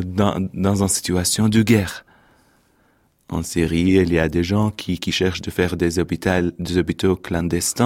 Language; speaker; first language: French; non-native, fluent; Arabic